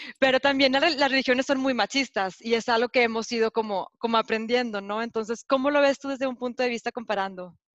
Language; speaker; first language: Spanish; native; Spanish